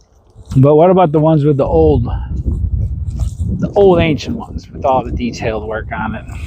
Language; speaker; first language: English; native; English